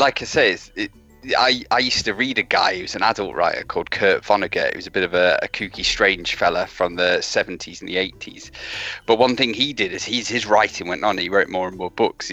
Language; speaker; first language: English; native; English